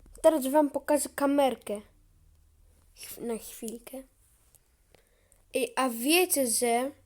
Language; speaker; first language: Polish; early bilingual, heritage; Polish